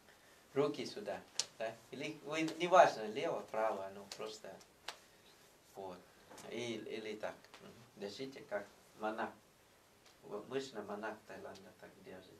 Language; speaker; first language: Russian; non-native, learner; Thai